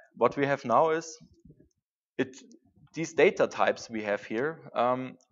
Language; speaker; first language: English; non-native, fluent; German